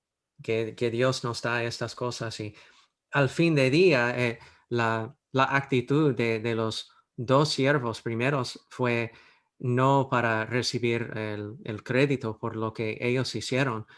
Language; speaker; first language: Spanish; non-native, fluent; English